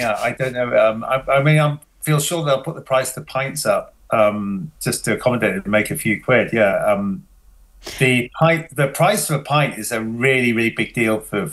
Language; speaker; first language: English; native; English